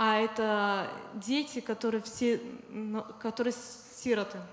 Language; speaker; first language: Polish; non-native, learner; Russian